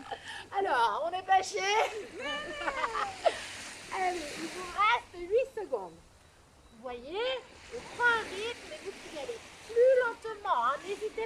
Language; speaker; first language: French; native; French